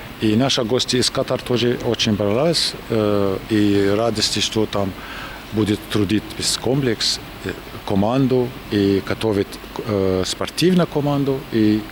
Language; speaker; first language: Russian; non-native, learner; Arabic